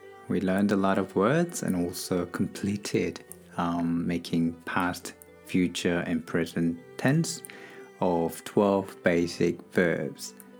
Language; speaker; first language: English; non-native, fluent; Korean